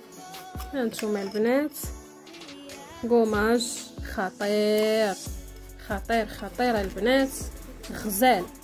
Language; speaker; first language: Arabic; native; Arabic